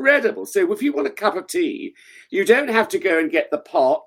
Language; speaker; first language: English; native; English